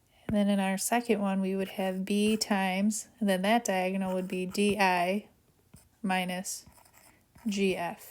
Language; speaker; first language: English; native; English